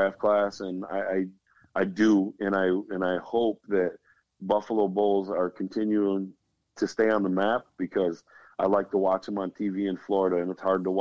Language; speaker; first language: English; native; English